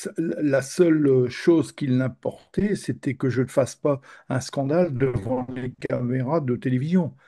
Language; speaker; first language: French; native; French